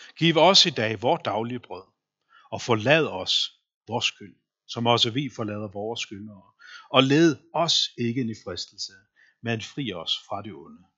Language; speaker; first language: Danish; non-native, local second language; Faroese